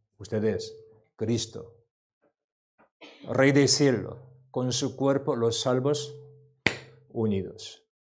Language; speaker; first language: Spanish; non-native, learner; Korean